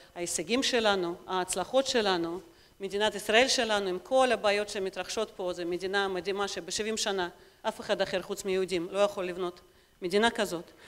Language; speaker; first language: Hebrew; non-native, fluent; Russian